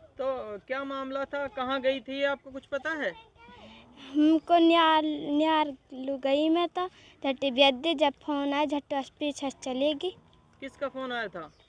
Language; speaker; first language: Hindi; native; Hindi